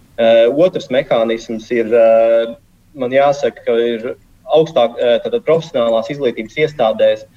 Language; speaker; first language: Latvian; native; Latvian